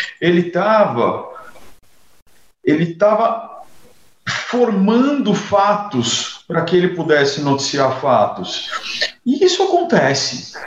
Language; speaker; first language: Portuguese; native; Portuguese